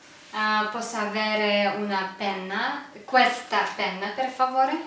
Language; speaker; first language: Italian; non-native, learner; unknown